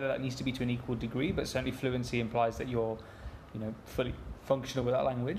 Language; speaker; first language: English; native; English